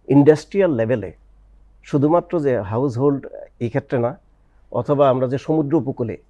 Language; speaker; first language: Bangla; native; Bangla